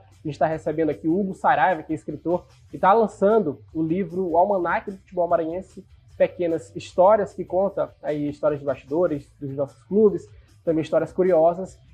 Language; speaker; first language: Portuguese; native; Portuguese